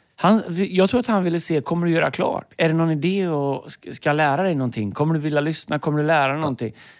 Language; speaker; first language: Swedish; native; Swedish